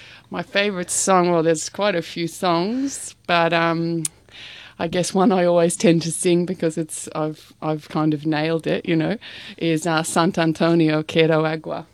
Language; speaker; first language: English; native; English